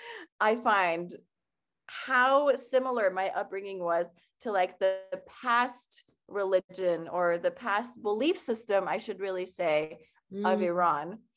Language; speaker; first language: English; early bilingual, other home language; Persian